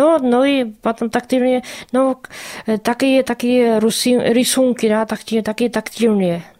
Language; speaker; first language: Russian; non-native, learner; Czech